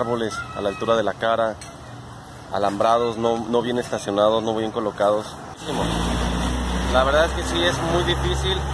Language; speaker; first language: Spanish; native; Spanish